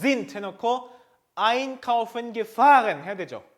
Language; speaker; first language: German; non-native, fluent; Korean